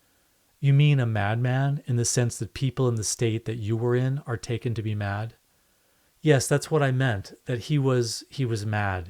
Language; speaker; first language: English; native; English